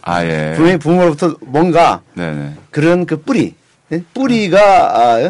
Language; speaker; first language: Korean; native; Korean